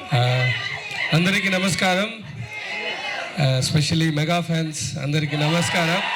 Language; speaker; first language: Telugu; non-native, learner; Tamil